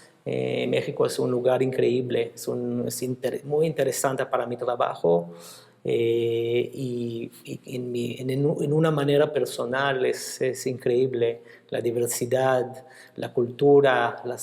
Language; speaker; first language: Spanish; non-native, fluent; Hebrew